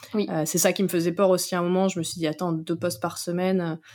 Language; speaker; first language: French; native; French